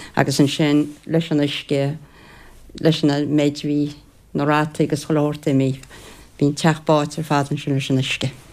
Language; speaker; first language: Irish; native; Irish